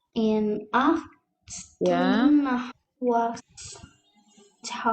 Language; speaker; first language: German; non-native, learner; Indonesian